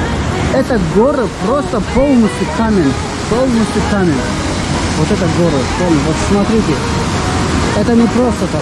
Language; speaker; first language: Russian; non-native, fluent; Azerbaijani